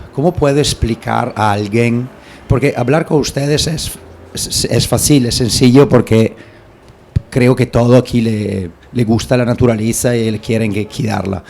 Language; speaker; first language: Spanish; non-native, learner; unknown